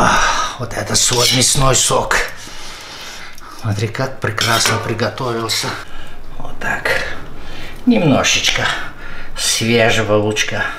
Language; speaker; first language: Russian; non-native, fluent; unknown